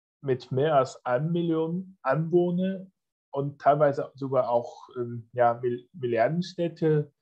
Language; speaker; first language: German; non-native, fluent; Chinese